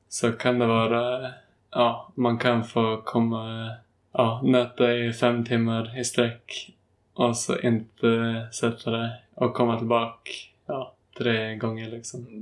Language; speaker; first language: Swedish; native; Swedish